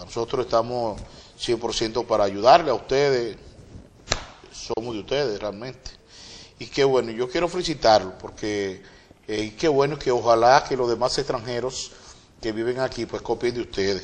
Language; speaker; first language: Spanish; native; Spanish